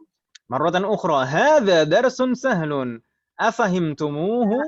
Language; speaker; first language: Arabic; non-native, fluent; Indonesian